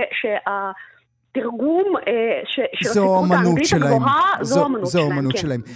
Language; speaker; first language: Hebrew; early bilingual, other home language; Russian